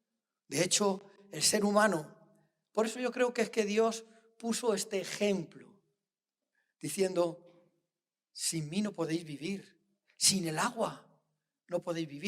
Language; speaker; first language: Spanish; native; Spanish